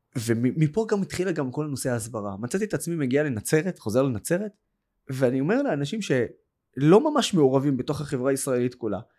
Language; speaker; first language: Hebrew; non-native, local second language; Arabic